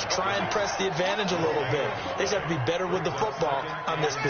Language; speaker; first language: English; native; English